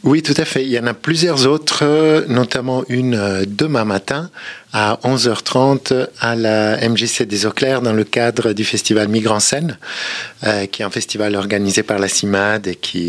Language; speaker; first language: French; native; French